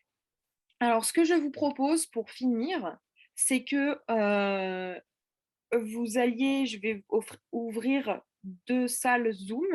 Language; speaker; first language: French; native; French